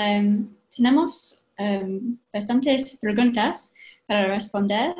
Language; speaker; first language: Spanish; non-native, fluent; English